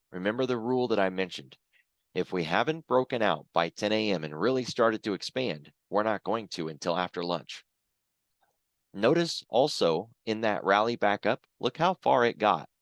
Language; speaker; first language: English; native; English